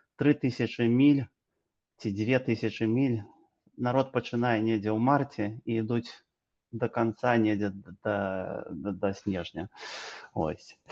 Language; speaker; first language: Belarusian; native; Belarusian